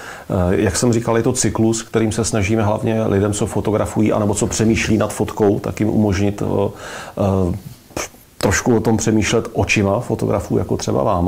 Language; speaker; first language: Czech; native; Czech